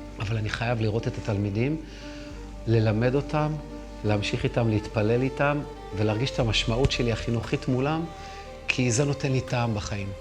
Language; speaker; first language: Hebrew; native; Hebrew